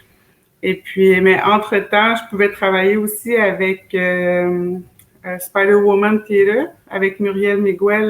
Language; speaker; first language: French; native; French